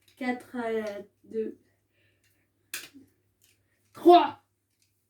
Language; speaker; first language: French; native; French